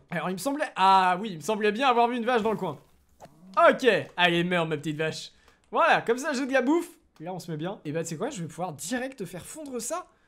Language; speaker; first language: French; native; French